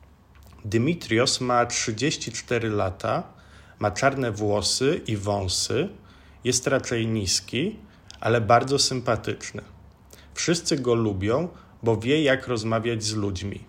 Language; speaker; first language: Polish; non-native, fluent; Czech